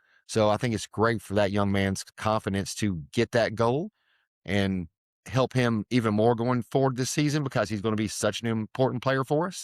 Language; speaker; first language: English; native; English